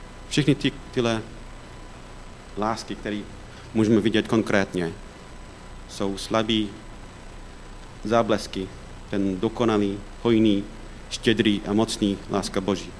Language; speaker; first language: Czech; non-native, fluent; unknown